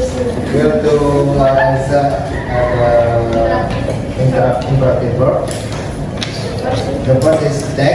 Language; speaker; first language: English; non-native, learner; Indonesian